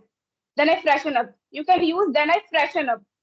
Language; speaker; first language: English; non-native, local second language; Hindi